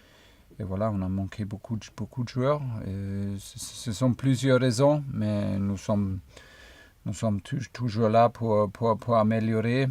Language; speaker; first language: French; non-native, fluent; German